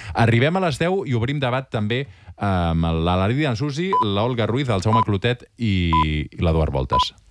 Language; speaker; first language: Catalan; native; Catalan